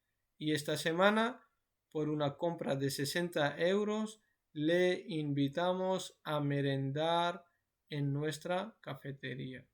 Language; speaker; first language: Spanish; non-native, learner; Urdu